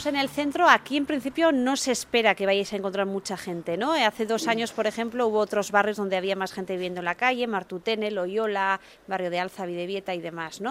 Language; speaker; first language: Spanish; native; Spanish